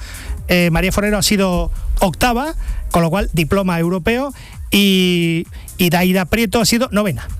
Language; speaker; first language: Spanish; native; Spanish